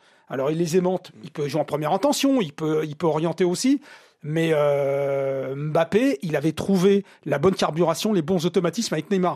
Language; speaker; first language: French; native; French